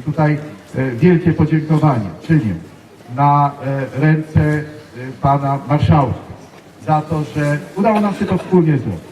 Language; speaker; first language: Polish; native; Polish